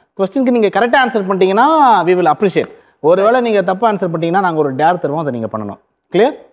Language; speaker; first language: Tamil; native; Tamil